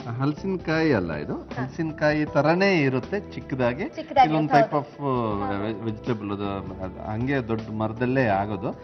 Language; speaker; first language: Kannada; non-native, local second language; Tulu